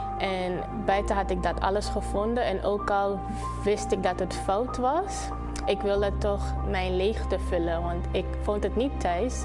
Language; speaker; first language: Dutch; non-native, local second language; Papiamento